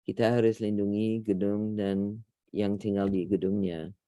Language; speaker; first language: Indonesian; non-native, fluent; English